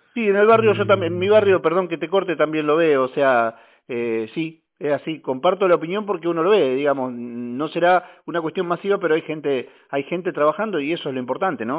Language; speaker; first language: Spanish; native; Spanish